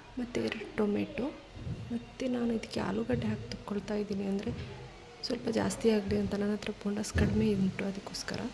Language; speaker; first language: Kannada; non-native, local second language; Malayalam